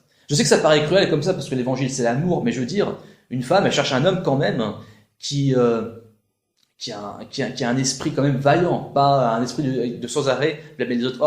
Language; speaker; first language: French; native; French